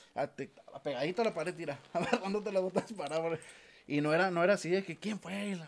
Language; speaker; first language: Spanish; native; Spanish